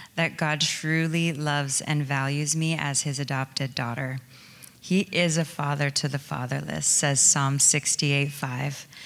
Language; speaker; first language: English; native; English